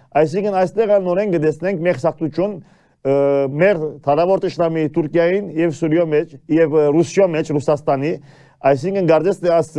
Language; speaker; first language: Armenian; early bilingual, heritage; Armenian